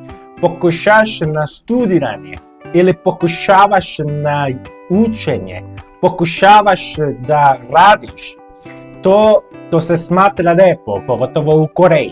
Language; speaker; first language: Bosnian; non-native, learner; Korean